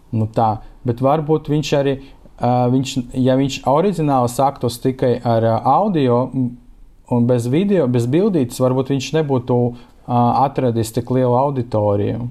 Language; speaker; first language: Latvian; non-native, local second language; Russian